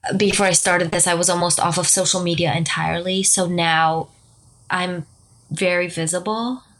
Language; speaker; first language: English; non-native, fluent; Romanian